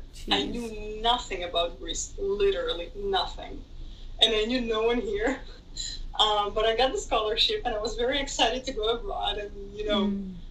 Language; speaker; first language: English; non-native, fluent; Hebrew